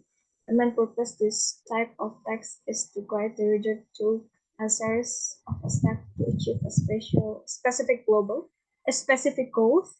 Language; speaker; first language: English; non-native, learner; Indonesian